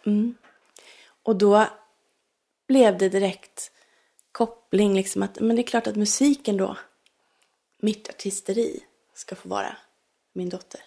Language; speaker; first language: Swedish; native; Swedish